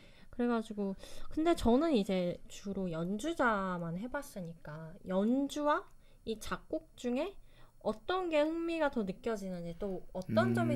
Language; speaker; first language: Korean; native; Korean